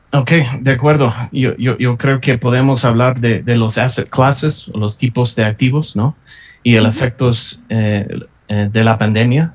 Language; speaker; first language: Spanish; non-native, fluent; English